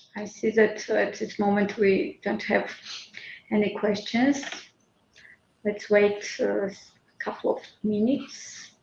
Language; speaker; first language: English; non-native, fluent; Georgian